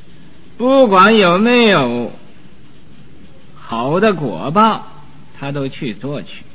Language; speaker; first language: Chinese; native; Chinese